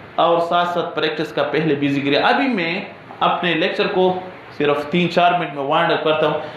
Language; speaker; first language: Urdu; non-native, local second language; Pashto